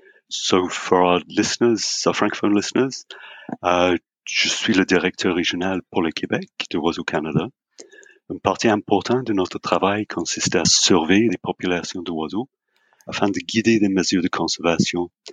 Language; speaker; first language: French; non-native, fluent; English